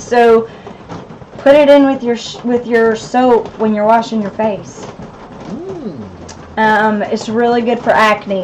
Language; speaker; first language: English; native; English